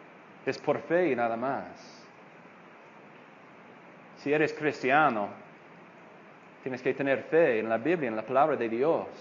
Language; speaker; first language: Spanish; non-native, fluent; English